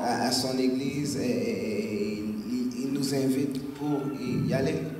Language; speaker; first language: French; native; French